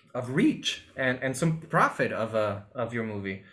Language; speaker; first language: English; non-native, fluent; Spanish